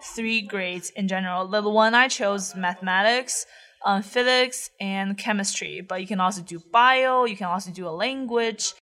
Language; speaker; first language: English; non-native, fluent; Chinese